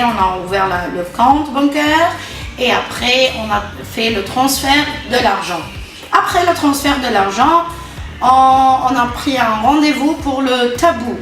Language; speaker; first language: French; non-native, local second language; Arabic